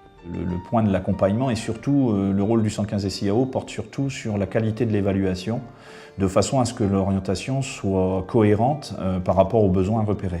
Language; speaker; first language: French; native; French